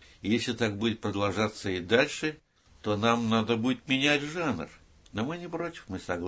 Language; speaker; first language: Russian; native; Russian